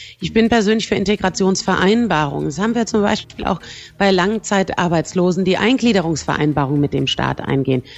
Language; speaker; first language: German; native; German